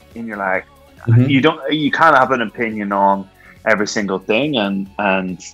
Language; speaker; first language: English; native; English